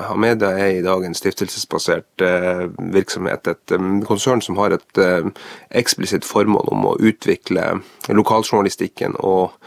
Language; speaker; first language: Norwegian; native; Norwegian